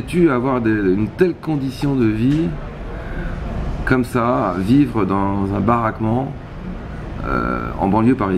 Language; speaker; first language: French; native; French